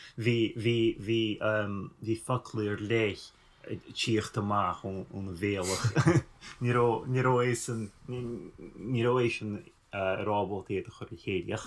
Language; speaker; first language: Irish; non-native, fluent; English